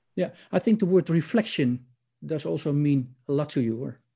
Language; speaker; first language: English; non-native, learner; Dutch